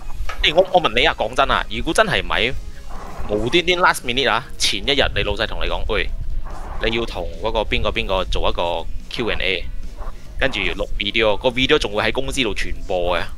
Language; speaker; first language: Chinese; native; Chinese